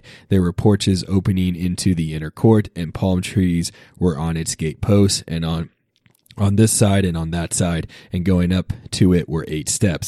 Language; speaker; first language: English; native; English